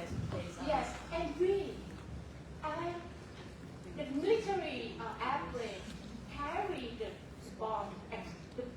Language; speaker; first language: English; non-native, fluent; Thai